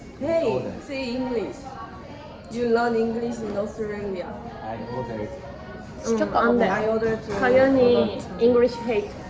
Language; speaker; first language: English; non-native, learner; Korean